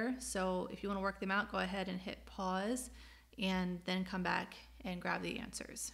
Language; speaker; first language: English; native; English